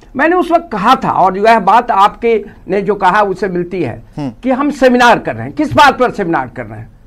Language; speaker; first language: Hindi; native; Hindi